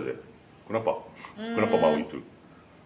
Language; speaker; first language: Indonesian; non-native, learner; Japanese